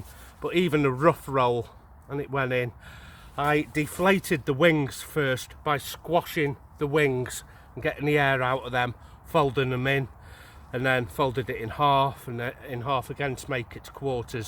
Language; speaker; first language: English; native; English